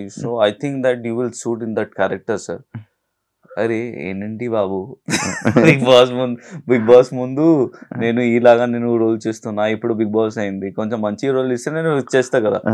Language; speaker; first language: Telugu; non-native, local second language; Urdu